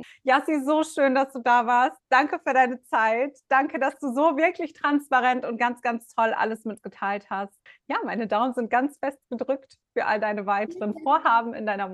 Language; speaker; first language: German; native; German